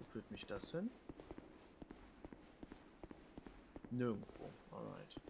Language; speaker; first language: German; native; German